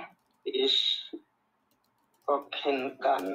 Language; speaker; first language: German; non-native, learner; Bangla